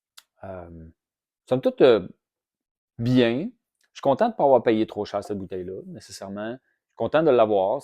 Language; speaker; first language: French; native; French